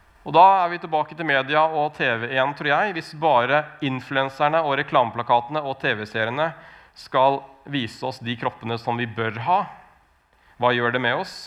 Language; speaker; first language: Norwegian; native; Norwegian